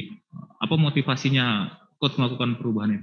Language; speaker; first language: Indonesian; native; Indonesian